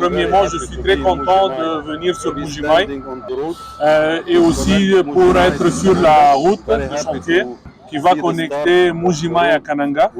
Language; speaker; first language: French; non-native, learner; Arabic